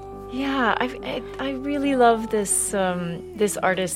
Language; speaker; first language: English; native; English